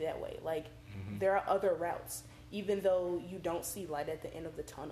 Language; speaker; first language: English; native; English